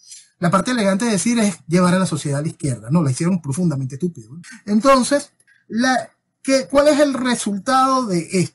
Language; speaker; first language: Spanish; native; Spanish